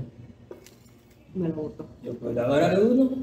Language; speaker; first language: Spanish; non-native, learner; Japanese